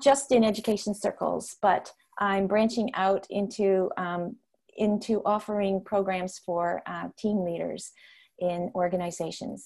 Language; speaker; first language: English; non-native, fluent; Dutch